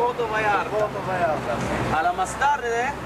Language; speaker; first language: Spanish; non-native, learner; Hebrew